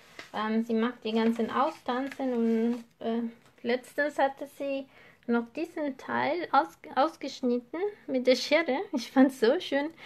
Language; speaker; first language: German; non-native, fluent; Spanish